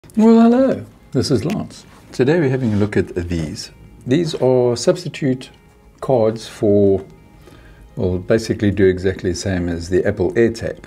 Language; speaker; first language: English; native; English